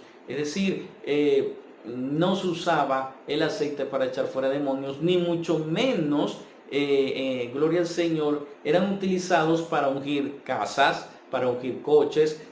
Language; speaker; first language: Spanish; native; Spanish